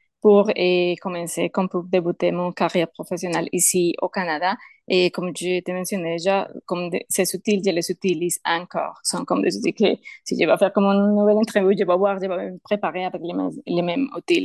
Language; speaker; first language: French; non-native, learner; Spanish